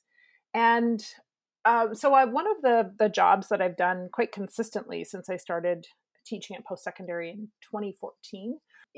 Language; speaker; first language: English; native; English